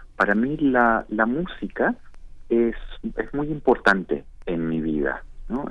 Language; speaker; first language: Spanish; native; Spanish